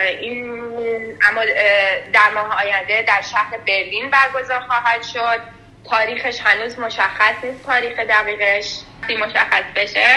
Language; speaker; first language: Persian; native; Persian